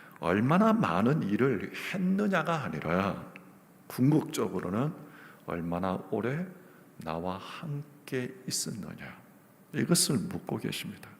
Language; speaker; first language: Korean; native; Korean